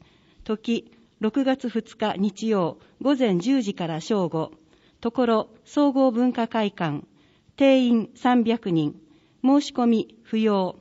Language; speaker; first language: Japanese; native; Japanese